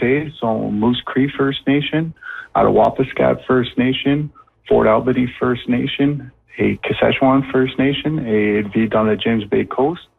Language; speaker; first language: French; native; French